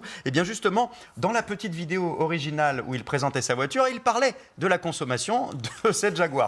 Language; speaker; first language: French; native; French